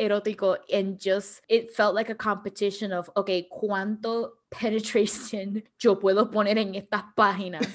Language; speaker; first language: Spanish; early bilingual, heritage; Spanish